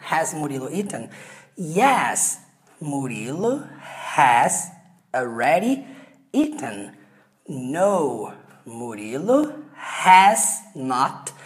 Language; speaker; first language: English; non-native, fluent; Portuguese